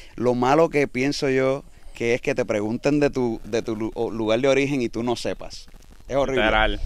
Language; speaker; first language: Spanish; native; Spanish